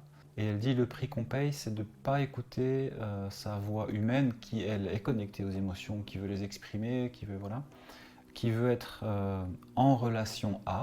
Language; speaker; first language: French; native; French